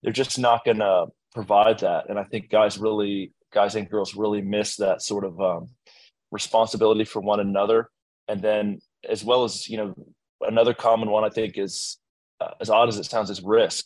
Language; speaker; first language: English; native; English